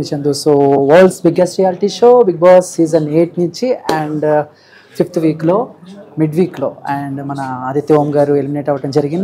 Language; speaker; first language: Telugu; native; Telugu